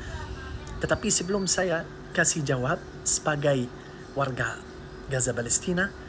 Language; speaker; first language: Indonesian; non-native, learner; Arabic